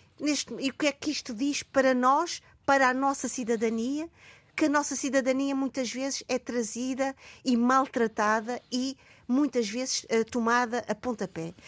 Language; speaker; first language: Portuguese; native; Portuguese